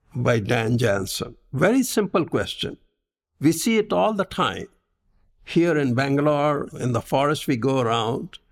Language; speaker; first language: English; non-native, local second language; Punjabi